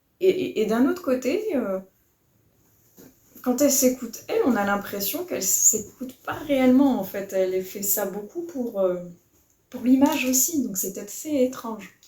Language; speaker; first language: French; native; French